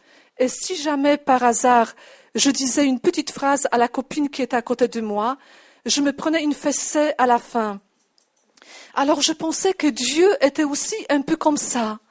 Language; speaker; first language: French; non-native, fluent; Polish